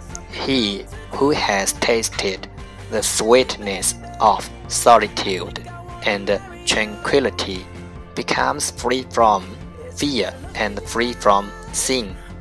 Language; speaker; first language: English; non-native, fluent; Chinese